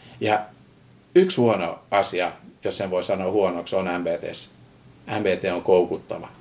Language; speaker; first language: Finnish; non-native, fluent; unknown